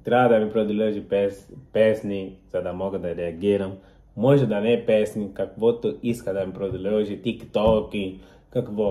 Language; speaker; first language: Bulgarian; non-native, learner; Portuguese